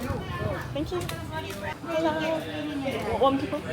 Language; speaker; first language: English; non-native, learner; Korean